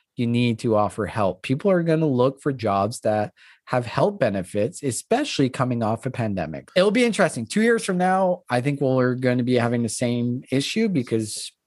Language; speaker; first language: English; non-native, fluent; French